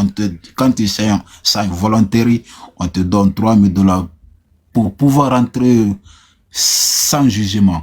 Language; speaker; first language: French; non-native, local second language; Susu